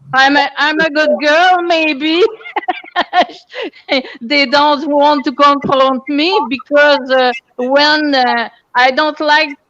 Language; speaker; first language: English; non-native, local second language; French